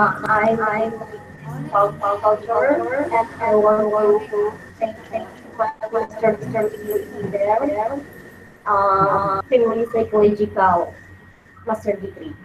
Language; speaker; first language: English; non-native, learner; Indonesian